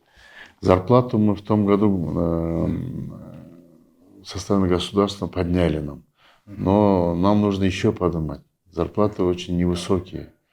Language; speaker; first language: Russian; non-native, local second language; Kyrgyz